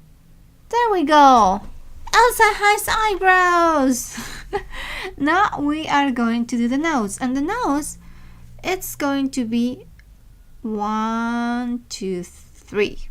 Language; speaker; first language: English; non-native, fluent; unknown